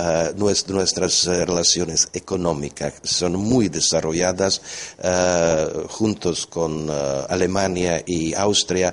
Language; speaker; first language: Spanish; non-native, fluent; Slovak